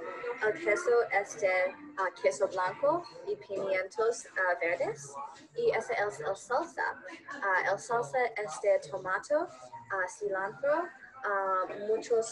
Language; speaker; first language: Spanish; non-native, learner; English